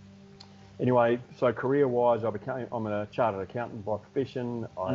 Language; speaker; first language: English; native; English